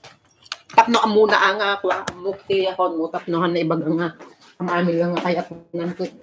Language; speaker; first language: Filipino; native; Filipino